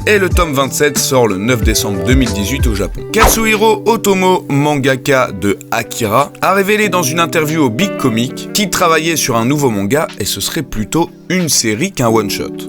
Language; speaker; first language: French; native; French